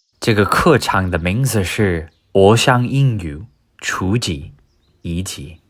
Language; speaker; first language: Chinese; non-native, fluent; English